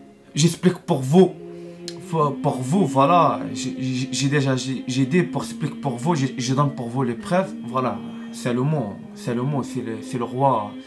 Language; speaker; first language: French; non-native, learner; Arabic